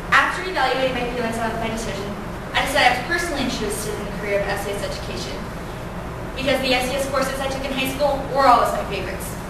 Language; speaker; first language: English; native; English